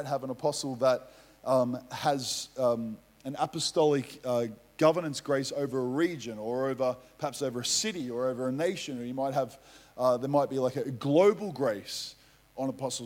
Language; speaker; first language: English; native; English